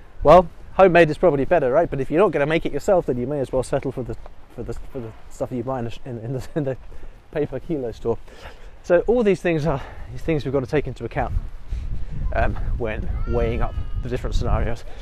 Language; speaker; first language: English; native; English